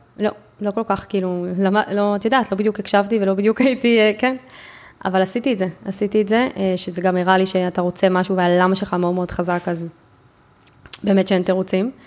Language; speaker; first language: Hebrew; native; Hebrew